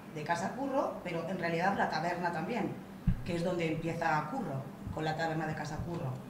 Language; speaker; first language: Spanish; native; Spanish